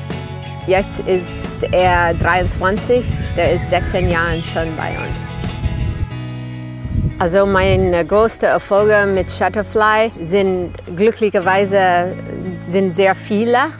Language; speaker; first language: German; non-native, fluent; English